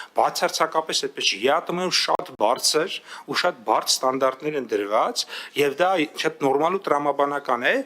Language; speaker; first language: Armenian; native; Armenian